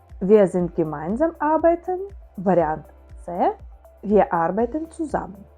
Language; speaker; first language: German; non-native, fluent; Ukrainian